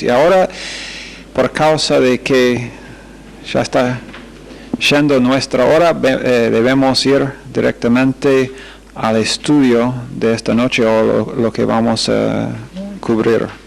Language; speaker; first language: Spanish; non-native, fluent; English